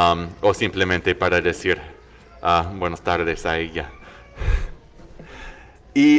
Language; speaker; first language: Spanish; non-native, learner; English